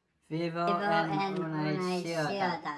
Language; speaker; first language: Spanish; non-native, learner; English